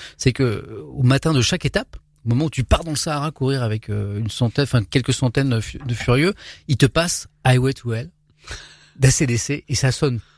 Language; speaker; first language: French; native; French